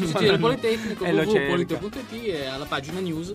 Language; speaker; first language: Italian; native; Italian